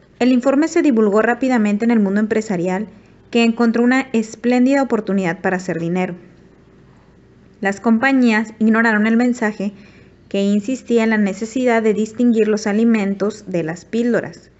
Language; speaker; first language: Spanish; native; Spanish